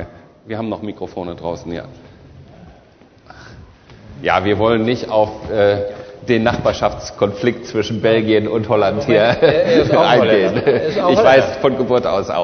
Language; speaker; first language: German; native; German